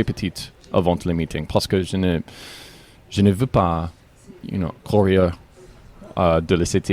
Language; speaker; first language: French; non-native, learner; English